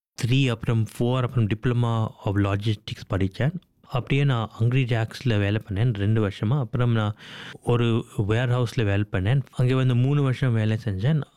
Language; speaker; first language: Tamil; early bilingual, heritage; English